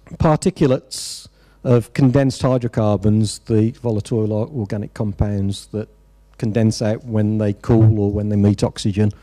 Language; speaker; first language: English; native; English